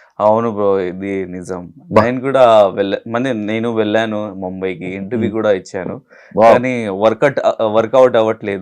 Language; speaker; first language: Telugu; non-native, local second language; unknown